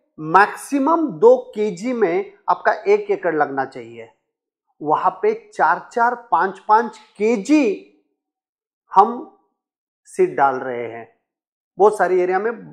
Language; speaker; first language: Hindi; non-native, local second language; Marathi